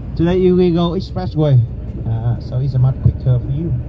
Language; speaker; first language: English; non-native, learner; Vietnamese